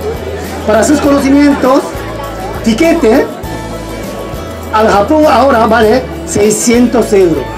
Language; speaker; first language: Spanish; non-native, learner; Japanese